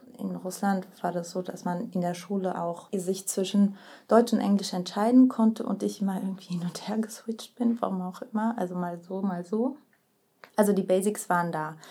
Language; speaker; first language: German; early bilingual, other home language; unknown